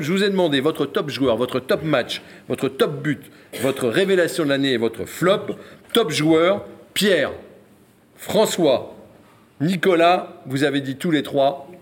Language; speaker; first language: French; native; French